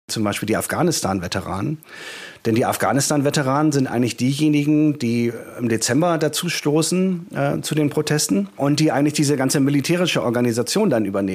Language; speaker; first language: German; native; German